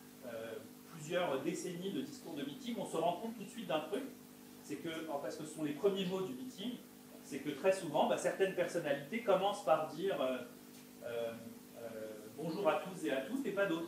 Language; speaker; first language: French; native; French